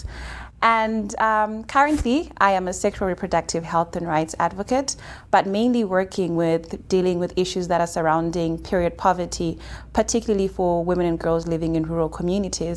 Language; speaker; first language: English; non-native, local second language; Shona